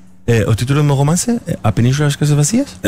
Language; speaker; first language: Portuguese; non-native, learner; Spanish